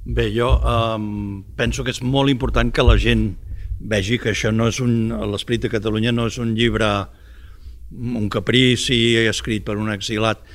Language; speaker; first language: Catalan; early bilingual, heritage; Catalan